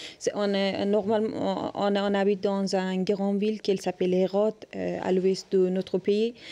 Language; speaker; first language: French; non-native, learner; Persian